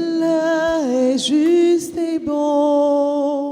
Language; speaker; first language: French; non-native, local second language; Haitian Creole